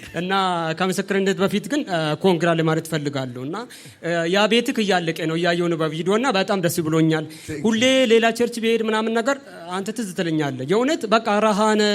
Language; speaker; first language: Amharic; non-native, local second language; Oromo